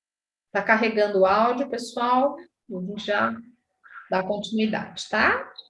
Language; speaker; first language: Portuguese; native; Portuguese